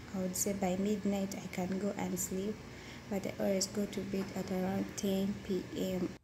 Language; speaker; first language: English; non-native, local second language; Ganda